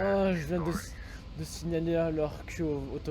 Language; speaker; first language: French; native; French